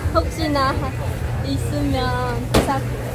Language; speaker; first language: Korean; non-native, fluent; Khmer